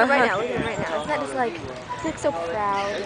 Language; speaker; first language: English; native; English